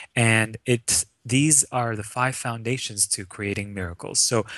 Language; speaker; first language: English; early bilingual, other home language; Arabic